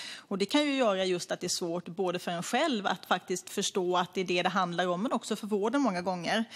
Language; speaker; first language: Swedish; native; Swedish